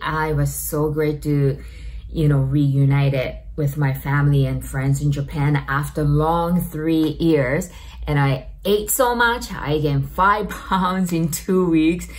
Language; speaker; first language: English; non-native, fluent; Japanese